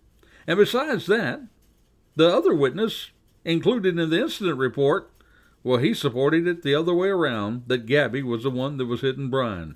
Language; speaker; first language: English; native; English